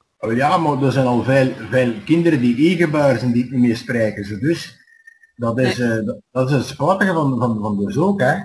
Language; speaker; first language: Dutch; native; Dutch